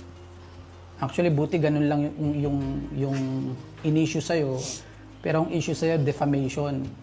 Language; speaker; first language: Filipino; native; Filipino